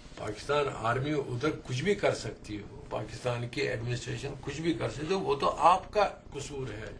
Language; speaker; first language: Urdu; non-native, local second language; Kashmiri